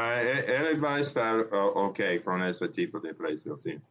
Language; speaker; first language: Portuguese; non-native, learner; English